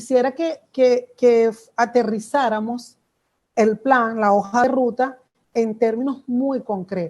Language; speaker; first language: Spanish; native; Spanish